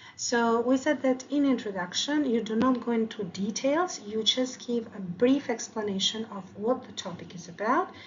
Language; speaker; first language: English; non-native, fluent; Albanian